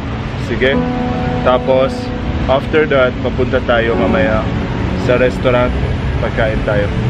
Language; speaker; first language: Filipino; non-native, learner; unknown